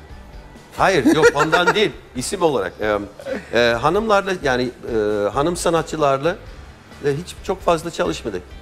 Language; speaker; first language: Turkish; non-native, fluent; English